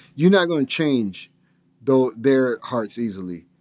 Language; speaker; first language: English; native; English